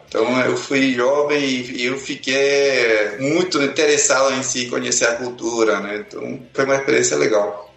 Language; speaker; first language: Portuguese; non-native, fluent; Spanish